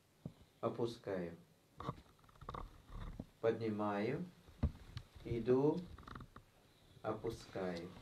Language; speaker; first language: Russian; non-native, learner; Thai